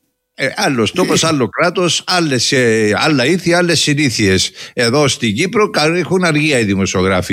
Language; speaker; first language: Greek; native; Greek